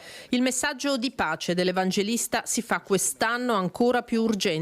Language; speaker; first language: Italian; native; Italian